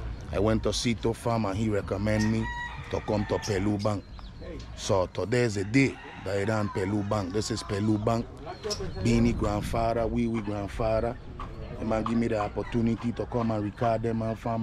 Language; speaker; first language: English; early bilingual, other home language; Spanish